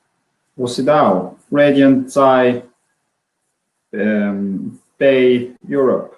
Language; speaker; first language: Chinese; non-native, learner; Swedish